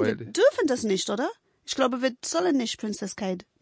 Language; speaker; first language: German; non-native, fluent; English